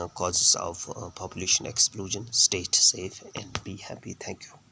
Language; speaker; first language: English; non-native, local second language; Urdu